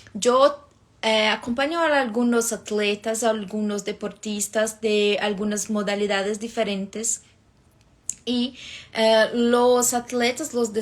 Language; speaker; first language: Spanish; non-native, fluent; Portuguese